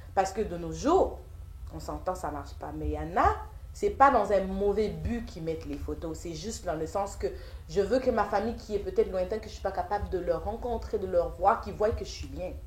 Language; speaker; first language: French; native; French